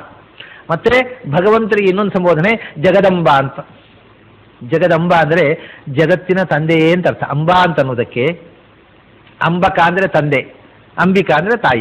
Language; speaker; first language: Kannada; native; Kannada